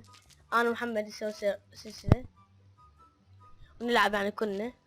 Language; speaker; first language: Arabic; native; Arabic